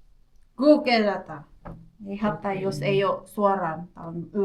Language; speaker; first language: Finnish; non-native, learner; Filipino